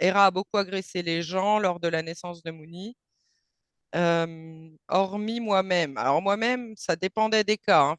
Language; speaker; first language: French; native; French